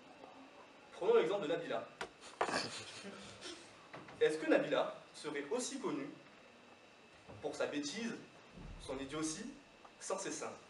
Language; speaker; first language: French; native; French